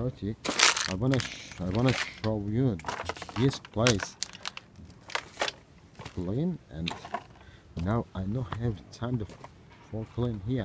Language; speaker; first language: English; non-native, learner; Turkish